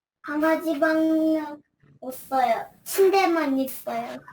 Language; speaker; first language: Korean; non-native, learner; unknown